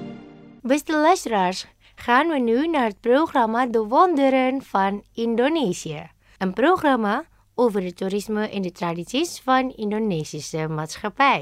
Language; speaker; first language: Dutch; non-native, fluent; Indonesian